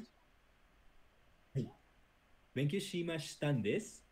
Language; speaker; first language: Japanese; non-native, learner; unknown